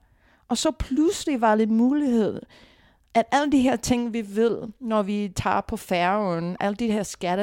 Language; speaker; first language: Danish; non-native, fluent; English